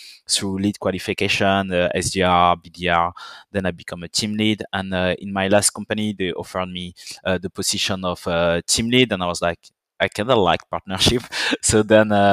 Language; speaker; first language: English; non-native, fluent; French